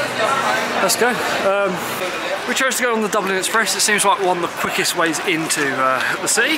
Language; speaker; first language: English; native; English